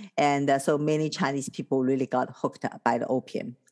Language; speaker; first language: English; non-native, fluent; Chinese